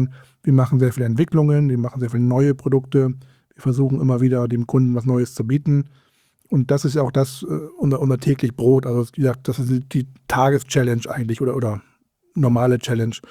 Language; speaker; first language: German; native; German